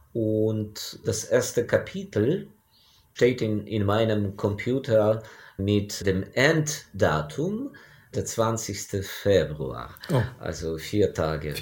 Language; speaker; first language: German; non-native, fluent; Ukrainian